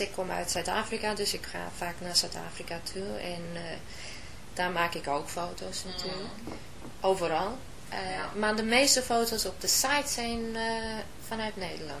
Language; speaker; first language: Dutch; non-native, fluent; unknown